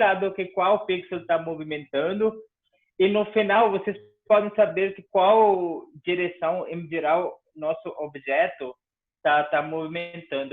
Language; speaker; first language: Portuguese; non-native, fluent; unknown